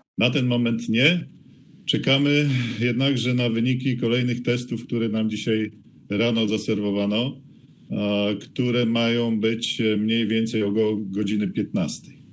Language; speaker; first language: Polish; native; Polish